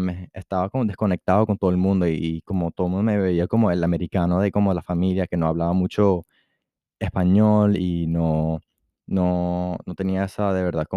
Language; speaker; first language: Spanish; early bilingual, heritage; Spanish